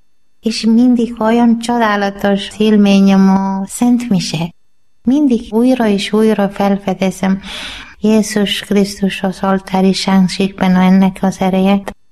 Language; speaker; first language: Hungarian; non-native, learner; Malayalam